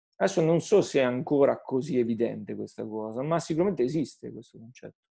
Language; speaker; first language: Italian; native; Italian